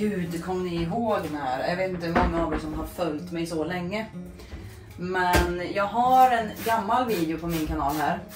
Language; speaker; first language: Swedish; native; Swedish